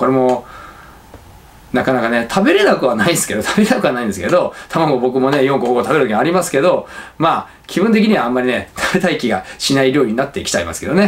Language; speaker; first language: Japanese; native; Japanese